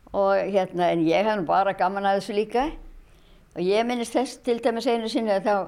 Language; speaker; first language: Icelandic; native; Icelandic